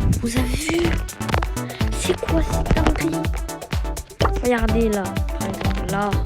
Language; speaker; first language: French; early bilingual, other home language; Turkish